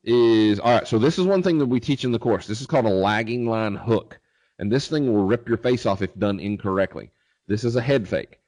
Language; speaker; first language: English; native; English